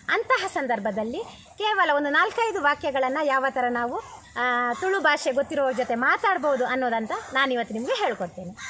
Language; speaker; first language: Kannada; non-native, local second language; Tulu